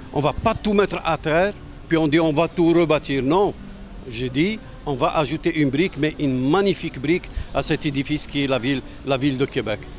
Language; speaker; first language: French; non-native, local second language; Arabic